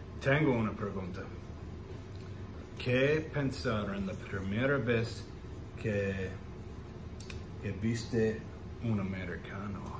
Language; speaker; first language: Spanish; non-native, learner; English